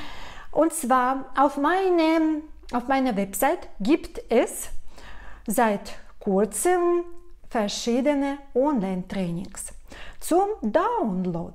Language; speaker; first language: German; non-native, fluent; Russian